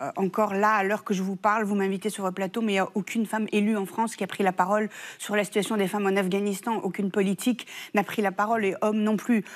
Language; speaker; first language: French; early bilingual, other home language; Persian